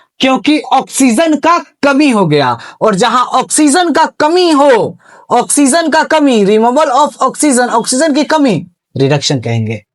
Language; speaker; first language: Hindi; native; Hindi